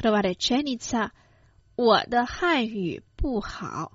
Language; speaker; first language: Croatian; non-native, fluent; Chinese